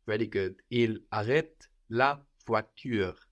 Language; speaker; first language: French; non-native, fluent; English